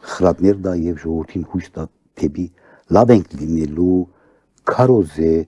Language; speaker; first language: Armenian; early bilingual, heritage; Armenian